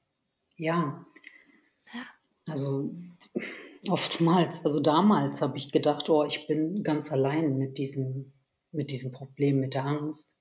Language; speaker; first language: German; early bilingual, other home language; Turkish